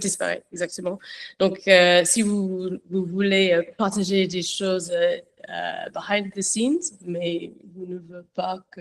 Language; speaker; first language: French; non-native, learner; English